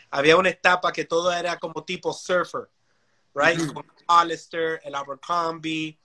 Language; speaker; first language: Spanish; early bilingual, heritage; Spanish